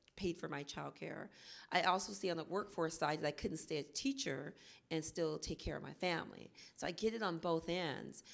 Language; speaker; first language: English; native; English